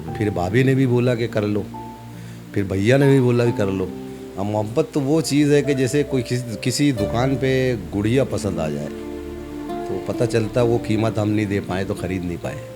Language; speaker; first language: Hindi; non-native, local second language; Urdu